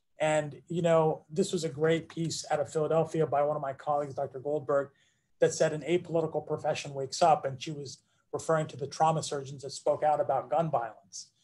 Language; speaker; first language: English; native; English